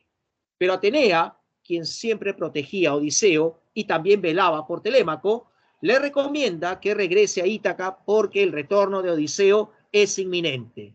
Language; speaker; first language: Spanish; native; Spanish